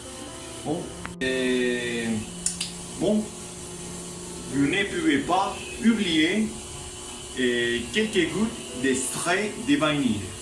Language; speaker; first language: French; non-native, learner; Spanish